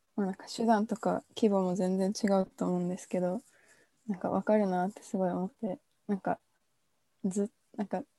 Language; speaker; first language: Japanese; native; Japanese